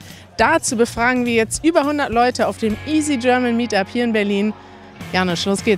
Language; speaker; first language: German; native; German